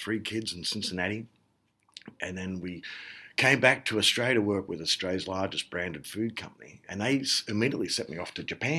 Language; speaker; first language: English; native; English